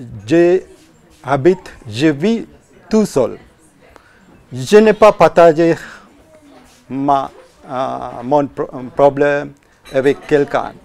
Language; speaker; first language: French; non-native, learner; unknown